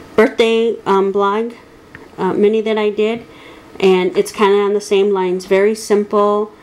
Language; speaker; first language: English; native; English